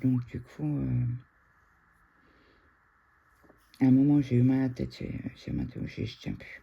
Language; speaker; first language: French; native; French